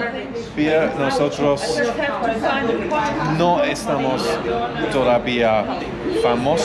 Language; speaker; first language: Spanish; non-native, learner; English